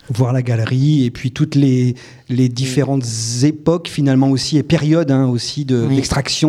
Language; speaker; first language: French; native; French